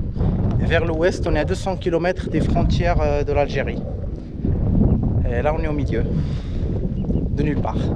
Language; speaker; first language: French; native; French